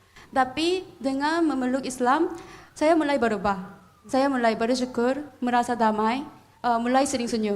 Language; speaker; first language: Indonesian; non-native, fluent; Korean